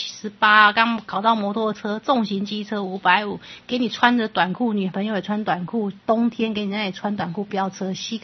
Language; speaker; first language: Chinese; native; Chinese